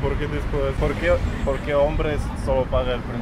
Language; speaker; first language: Spanish; non-native, fluent; Russian